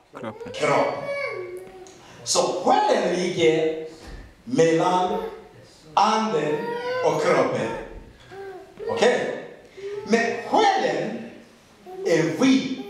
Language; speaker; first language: Swedish; non-native, learner; Rundi